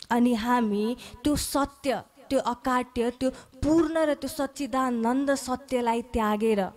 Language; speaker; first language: Nepali; native; Nepali